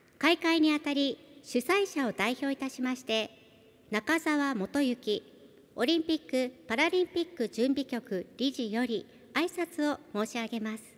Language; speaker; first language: Japanese; native; Japanese